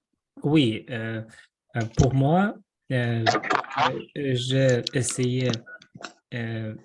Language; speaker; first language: French; non-native, learner; Russian